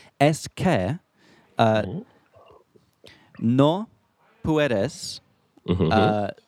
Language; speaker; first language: Spanish; non-native, learner; English